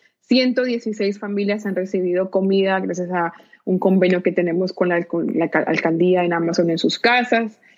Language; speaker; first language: Spanish; native; Spanish